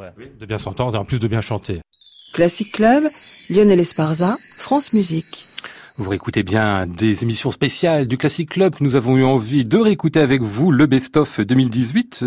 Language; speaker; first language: French; native; French